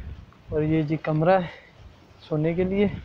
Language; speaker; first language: Hindi; native; Hindi